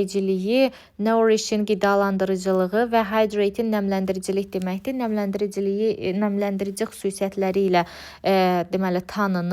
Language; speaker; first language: Azerbaijani; native; Azerbaijani